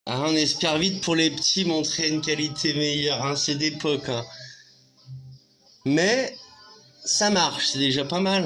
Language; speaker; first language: French; native; French